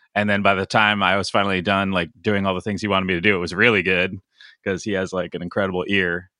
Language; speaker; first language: English; native; English